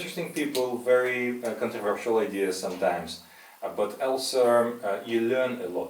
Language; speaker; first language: English; non-native, fluent; Russian